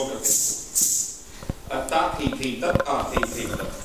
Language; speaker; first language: Russian; non-native, learner; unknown